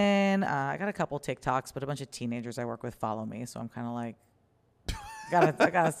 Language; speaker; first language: English; native; English